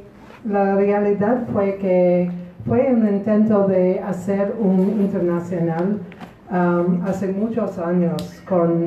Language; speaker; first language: Spanish; non-native, fluent; Polish